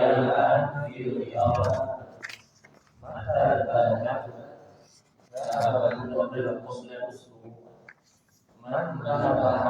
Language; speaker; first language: Arabic; non-native, learner; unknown